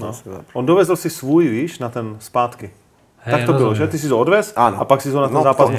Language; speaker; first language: Czech; native; Czech